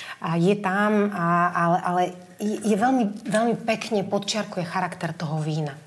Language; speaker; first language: Slovak; native; Slovak